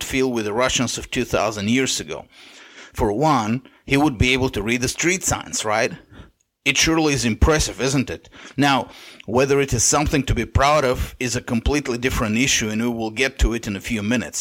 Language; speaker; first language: English; non-native, fluent; Bulgarian